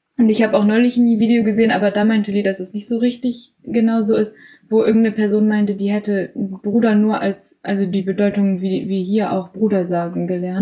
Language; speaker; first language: German; native; German